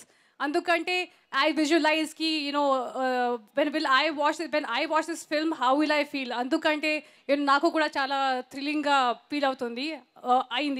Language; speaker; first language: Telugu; non-native, learner; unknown